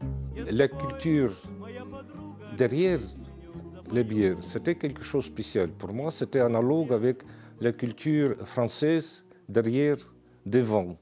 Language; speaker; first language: French; non-native, fluent; Russian